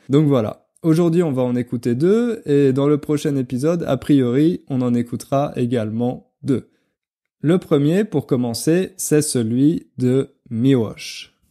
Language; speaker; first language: French; native; French